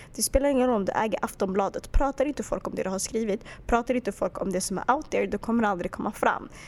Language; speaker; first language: Swedish; early bilingual, other home language; Arabic